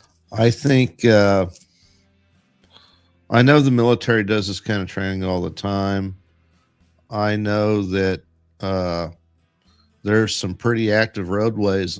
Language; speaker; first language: English; native; English